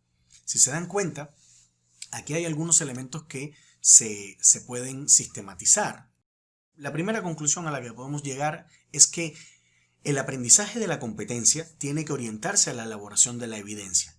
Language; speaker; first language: Spanish; native; Spanish